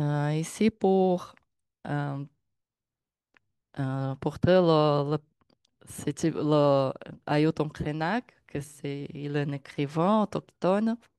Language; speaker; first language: French; non-native, learner; Portuguese